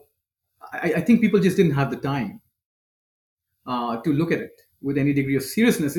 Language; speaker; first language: English; non-native, local second language; Hindi